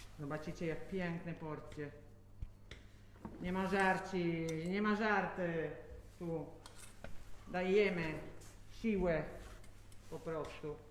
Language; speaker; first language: Polish; non-native, fluent; Italian